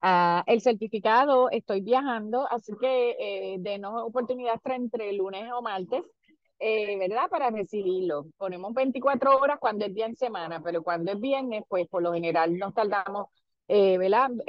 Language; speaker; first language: Spanish; native; Spanish